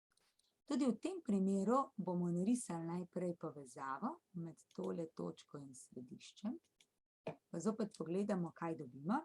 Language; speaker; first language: Slovenian; native; Slovenian